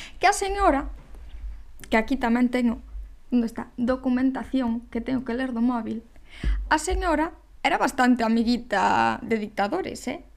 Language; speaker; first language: Galician; non-native, local second language; Spanish